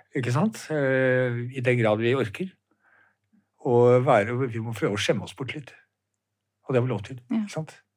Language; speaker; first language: Norwegian; native; Norwegian